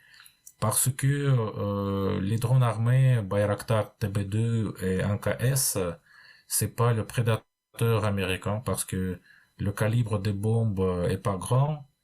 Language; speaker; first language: French; non-native, fluent; Russian